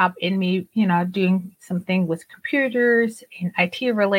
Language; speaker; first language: English; non-native, fluent; Turkish